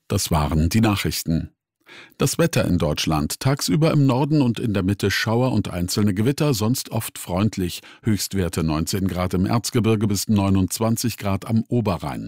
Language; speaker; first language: German; native; German